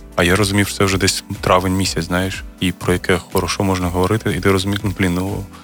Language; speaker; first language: Ukrainian; native; Ukrainian